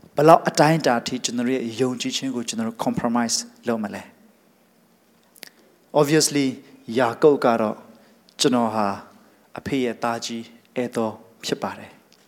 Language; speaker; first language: Burmese; non-native, local second language; Hakha Chin